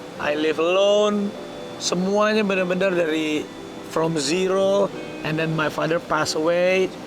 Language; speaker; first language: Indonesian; native; Indonesian